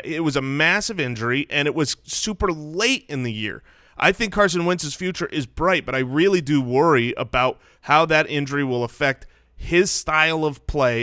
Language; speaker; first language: English; native; English